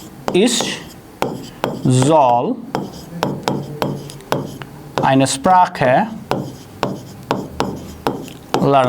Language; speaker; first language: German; non-native, fluent; Hindi